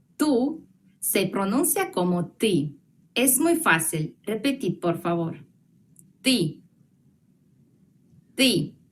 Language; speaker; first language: Spanish; non-native, fluent; Russian